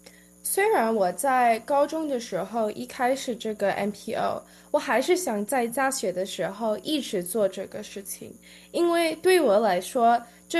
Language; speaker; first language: Chinese; early bilingual, heritage; Chinese